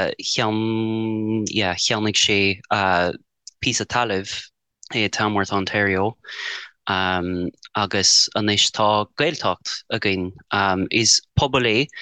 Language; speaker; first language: Irish; non-native, fluent; English